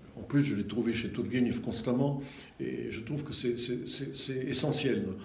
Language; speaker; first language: French; early bilingual, other home language; Russian